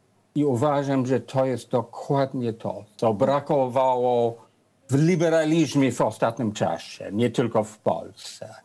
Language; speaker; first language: Polish; non-native, fluent; English